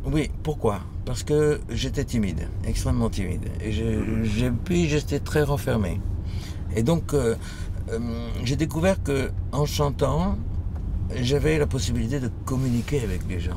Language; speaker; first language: French; early bilingual, other home language; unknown